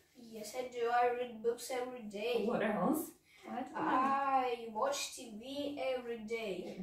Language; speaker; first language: English; non-native, fluent; Russian